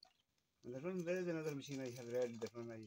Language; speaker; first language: English; non-native, learner; Urdu